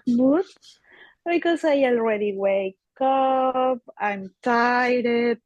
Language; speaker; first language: English; non-native, learner; Spanish